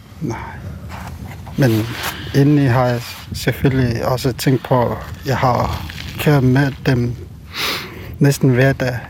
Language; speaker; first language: Danish; non-native, local second language; Kalaallisut